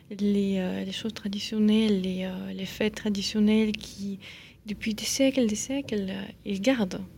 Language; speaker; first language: French; non-native, fluent; Ukrainian